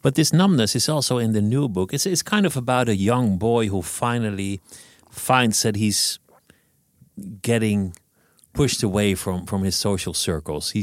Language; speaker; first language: English; non-native, fluent; Dutch